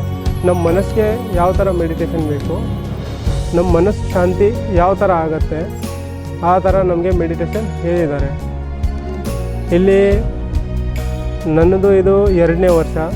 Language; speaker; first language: Kannada; non-native, local second language; Marathi